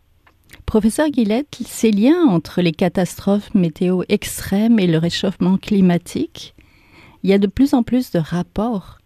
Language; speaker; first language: French; native; French